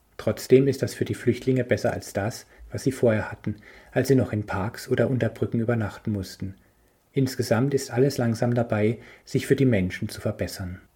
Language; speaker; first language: German; native; German